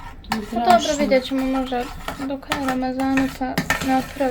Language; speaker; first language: Bosnian; native; Bosnian